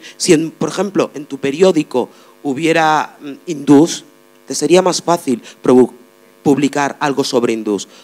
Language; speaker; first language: Spanish; non-native, fluent; Arabic